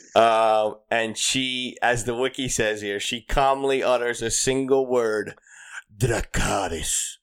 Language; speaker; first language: English; native; English